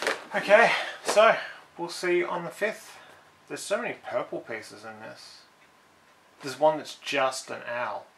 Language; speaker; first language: English; native; English